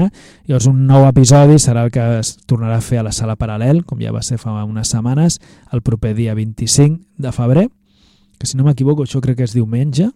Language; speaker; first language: Catalan; native; Catalan